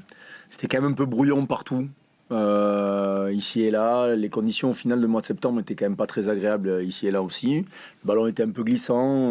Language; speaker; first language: French; native; French